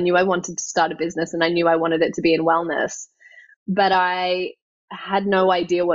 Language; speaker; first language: English; native; English